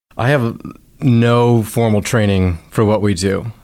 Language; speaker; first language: English; native; English